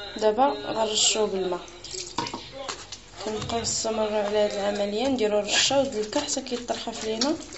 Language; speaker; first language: Arabic; native; Arabic